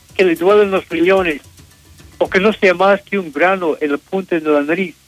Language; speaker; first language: Spanish; non-native, fluent; English